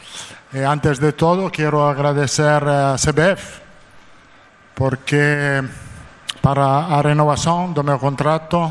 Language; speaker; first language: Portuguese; non-native, fluent; Italian